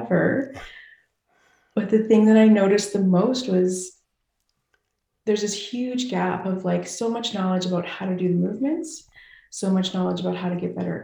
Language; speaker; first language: English; native; English